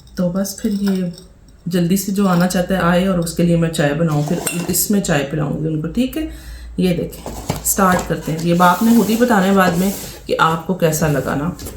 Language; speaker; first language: Urdu; native; Urdu